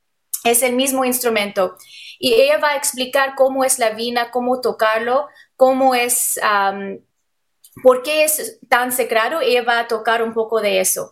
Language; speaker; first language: Spanish; non-native, learner; English